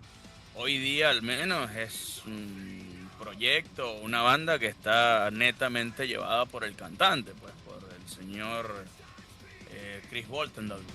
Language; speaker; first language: Spanish; native; Spanish